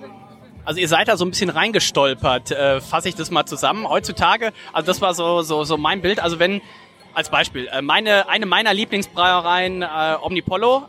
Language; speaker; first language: German; native; German